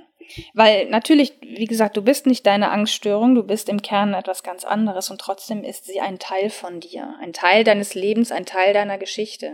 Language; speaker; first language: German; native; German